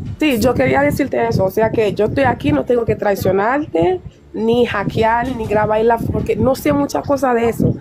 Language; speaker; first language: Spanish; non-native, fluent; Haitian Creole